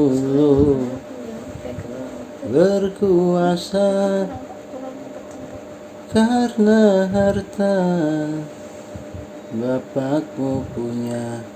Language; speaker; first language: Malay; non-native, local second language; Javanese